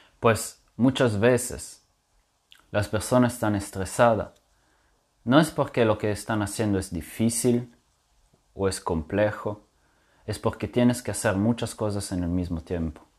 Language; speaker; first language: Spanish; non-native, fluent; French